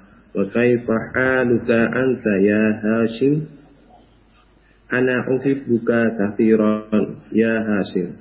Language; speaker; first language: Arabic; non-native, learner; Indonesian